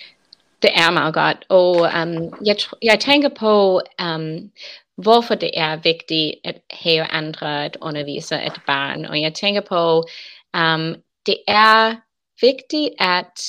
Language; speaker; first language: Danish; non-native, learner; English